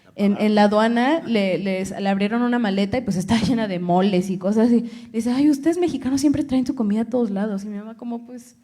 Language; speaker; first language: Spanish; early bilingual, other home language; English